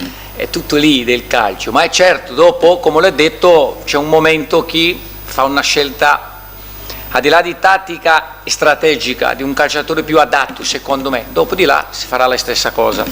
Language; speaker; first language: Italian; non-native, fluent; Portuguese